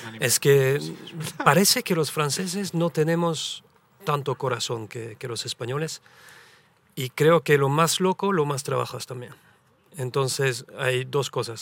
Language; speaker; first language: Spanish; early bilingual, heritage; French